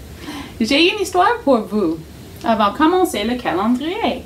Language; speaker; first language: French; non-native, fluent; English